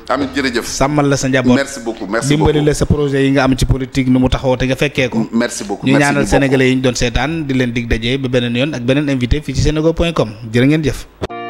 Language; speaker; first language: Wolof; native; Wolof